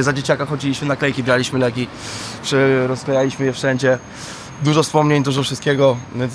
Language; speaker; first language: Polish; native; Polish